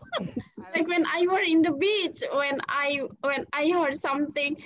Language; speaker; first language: English; non-native, fluent; Indonesian